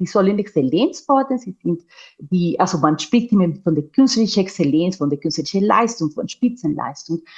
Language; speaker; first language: German; non-native, fluent; Spanish